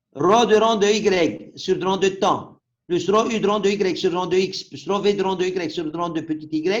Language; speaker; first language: French; non-native, local second language; Arabic